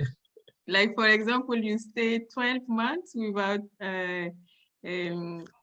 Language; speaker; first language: English; non-native, fluent; French